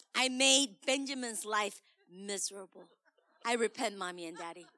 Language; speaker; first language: English; early bilingual, other home language; Korean